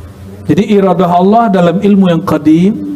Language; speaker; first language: Indonesian; native; Indonesian